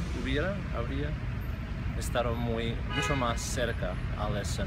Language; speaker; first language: Spanish; non-native, fluent; English